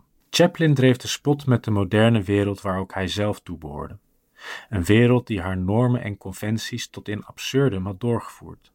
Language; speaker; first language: Dutch; native; Dutch